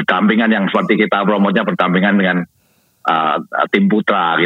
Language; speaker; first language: Indonesian; native; Indonesian